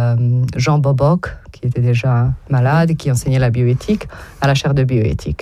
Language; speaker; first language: French; non-native, fluent; Serbian